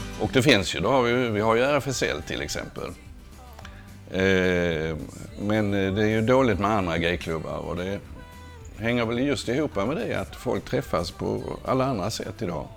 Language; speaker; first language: Swedish; native; Swedish